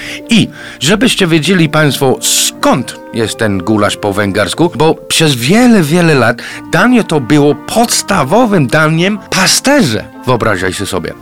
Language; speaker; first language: Polish; non-native, fluent; English